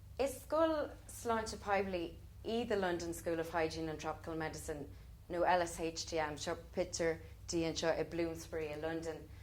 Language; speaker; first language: Irish; non-native, local second language; English